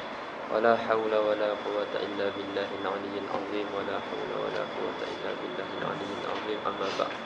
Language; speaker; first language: Arabic; non-native, fluent; Malay